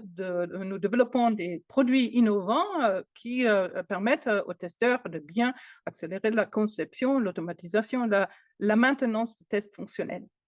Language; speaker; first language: French; non-native, fluent; German